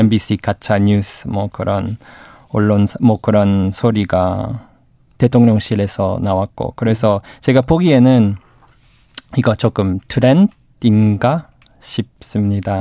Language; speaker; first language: Korean; non-native, learner; English